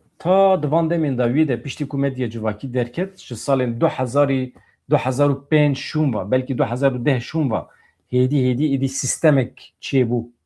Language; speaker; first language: Kurdish; native; Kurdish